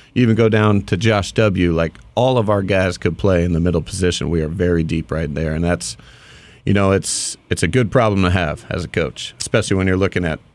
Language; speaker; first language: English; native; English